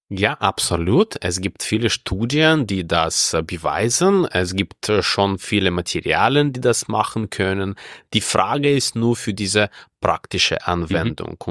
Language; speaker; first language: German; non-native, fluent; Russian